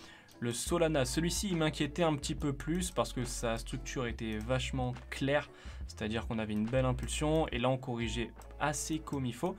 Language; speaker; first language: French; native; French